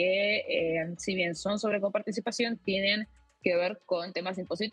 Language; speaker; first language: Spanish; native; Spanish